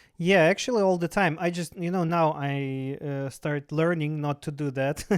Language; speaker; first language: English; non-native, fluent; Russian